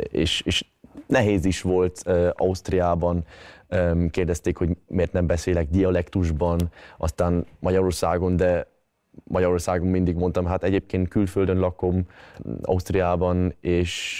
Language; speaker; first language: Hungarian; early bilingual, heritage; Hungarian